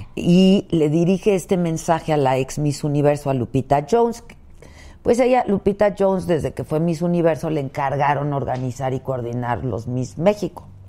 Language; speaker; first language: Spanish; native; Spanish